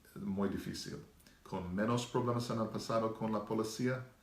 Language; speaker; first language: Spanish; non-native, learner; English